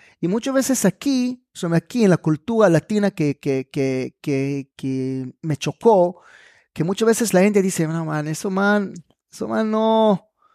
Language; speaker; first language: Spanish; non-native, fluent; Hebrew